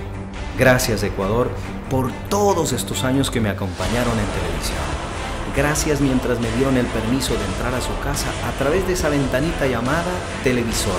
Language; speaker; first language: Spanish; native; Spanish